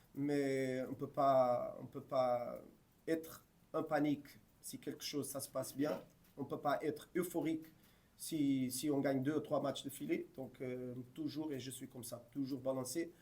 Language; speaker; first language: French; non-native, fluent; Portuguese